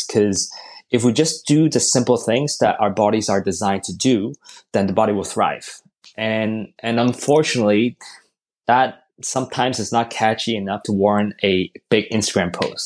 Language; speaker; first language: English; non-native, local second language; Cantonese